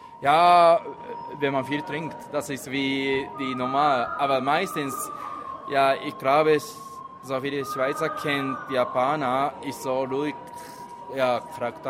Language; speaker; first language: German; non-native, learner; Japanese